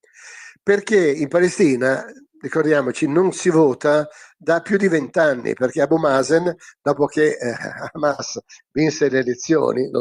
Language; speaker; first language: Italian; native; Italian